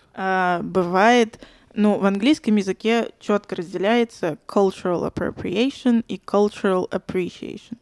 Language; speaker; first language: Russian; native; Russian